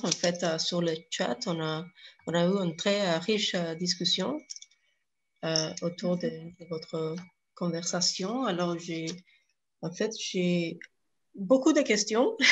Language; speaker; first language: French; non-native, fluent; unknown